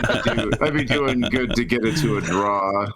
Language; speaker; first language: English; native; English